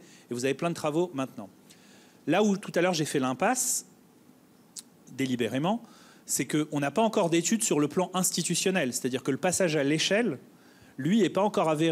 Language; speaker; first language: French; native; French